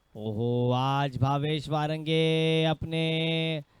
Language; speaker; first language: Hindi; non-native, local second language; Marathi